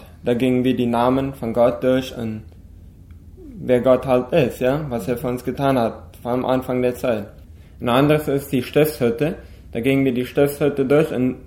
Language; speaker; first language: German; non-native, local second language; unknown